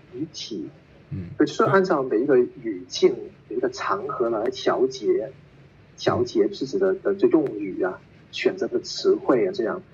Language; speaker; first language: Chinese; non-native, local second language; Cantonese